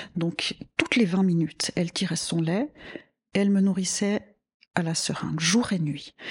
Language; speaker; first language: French; native; French